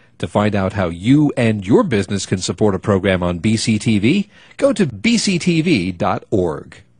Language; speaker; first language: English; native; English